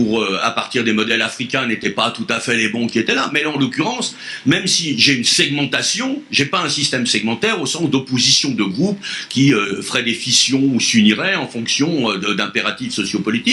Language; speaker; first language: French; native; French